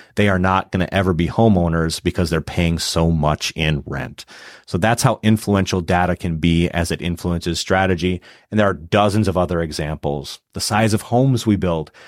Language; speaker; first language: English; native; English